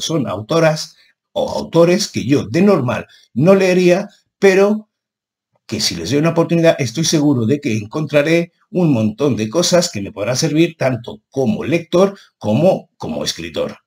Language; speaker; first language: Spanish; native; Spanish